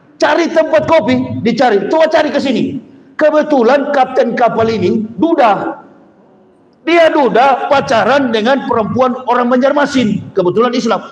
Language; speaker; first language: Indonesian; native; Indonesian